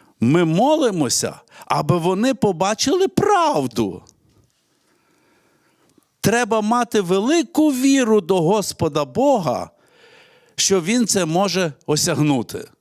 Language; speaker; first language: Ukrainian; native; Ukrainian